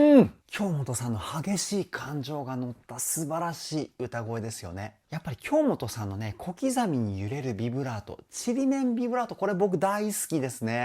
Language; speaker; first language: Japanese; native; Japanese